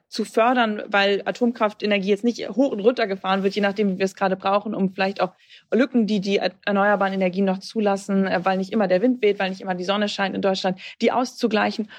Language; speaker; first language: German; native; German